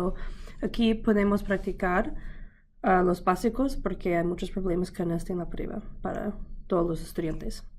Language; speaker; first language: Spanish; non-native, learner; English